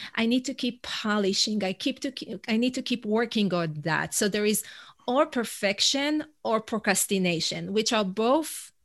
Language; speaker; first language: English; non-native, fluent; Hebrew